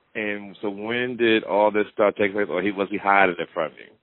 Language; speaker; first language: English; native; English